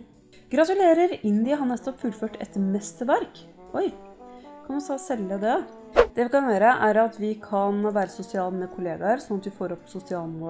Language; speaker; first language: Norwegian; native; Norwegian